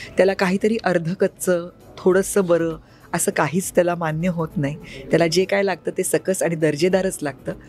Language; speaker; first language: Marathi; native; Marathi